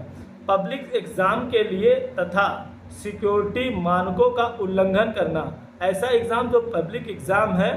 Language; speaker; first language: Hindi; native; Hindi